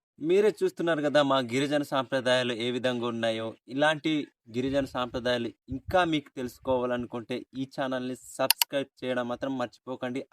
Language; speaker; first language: Telugu; non-native, local second language; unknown